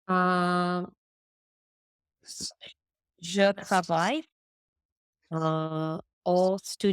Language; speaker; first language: French; non-native, learner; English